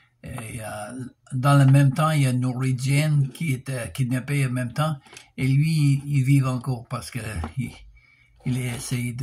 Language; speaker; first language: French; non-native, local second language; English